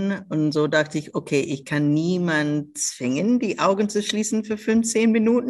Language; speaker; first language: German; non-native, local second language; English